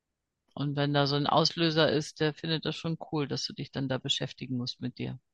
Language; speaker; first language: German; native; German